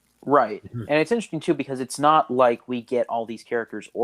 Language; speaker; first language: English; native; English